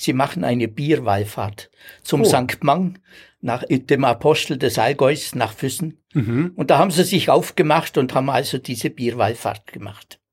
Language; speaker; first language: German; native; German